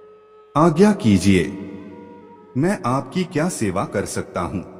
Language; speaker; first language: Hindi; native; Hindi